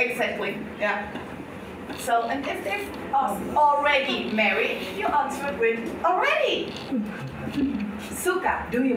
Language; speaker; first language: English; non-native, fluent; German